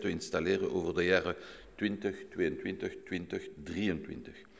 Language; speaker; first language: Dutch; non-native, local second language; French